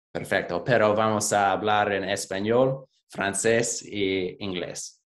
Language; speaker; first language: Spanish; non-native, fluent; English